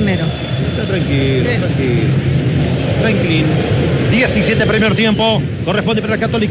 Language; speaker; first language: Spanish; native; Spanish